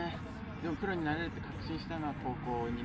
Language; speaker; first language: Japanese; native; Japanese